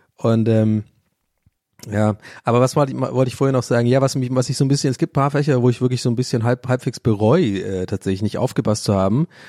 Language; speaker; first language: German; early bilingual, other home language; English